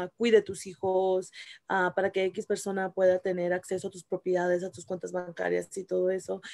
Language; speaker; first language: Spanish; early bilingual, heritage; Spanish